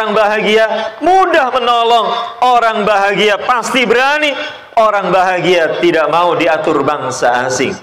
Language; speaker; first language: Indonesian; native; Indonesian